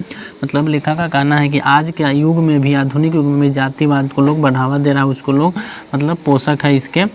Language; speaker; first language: Hindi; native; Hindi